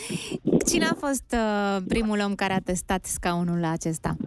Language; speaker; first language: Romanian; native; Romanian